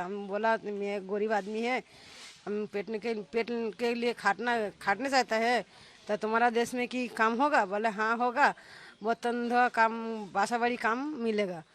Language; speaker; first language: Hindi; non-native, learner; Bangla